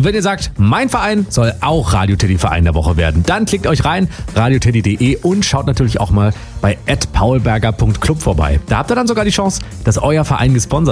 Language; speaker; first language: German; native; German